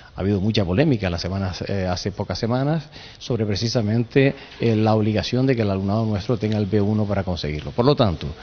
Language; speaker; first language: Spanish; native; Spanish